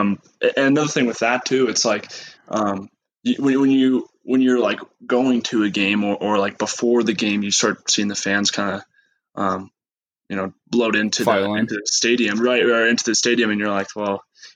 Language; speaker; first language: English; native; English